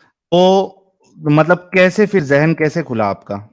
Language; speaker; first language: Hindi; native; Hindi